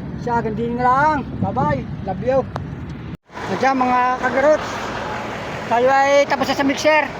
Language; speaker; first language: Filipino; native; Filipino